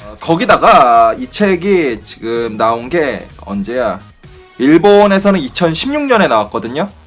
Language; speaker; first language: Korean; native; Korean